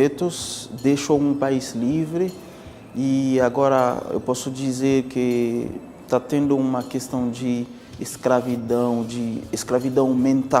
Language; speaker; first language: Portuguese; non-native, fluent; Haitian Creole